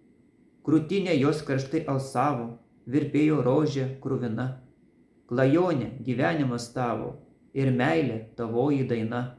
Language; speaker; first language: Lithuanian; native; Lithuanian